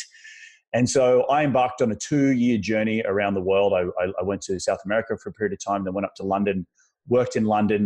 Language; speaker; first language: English; native; English